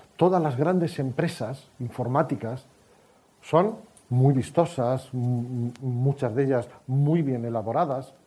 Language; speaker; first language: Spanish; native; Spanish